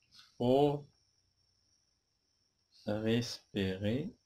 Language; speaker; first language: French; non-native, local second language; Arabic